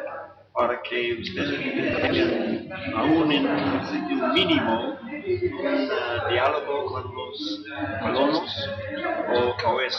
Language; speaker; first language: Spanish; non-native, fluent; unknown